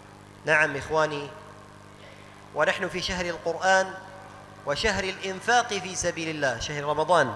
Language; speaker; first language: Arabic; native; Arabic